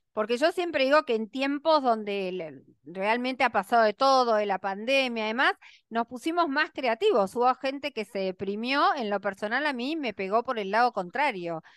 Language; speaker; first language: Spanish; native; Spanish